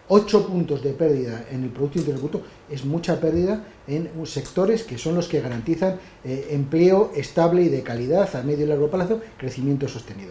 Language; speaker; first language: Spanish; native; Spanish